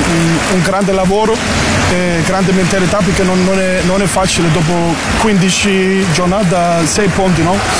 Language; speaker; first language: Italian; non-native, learner; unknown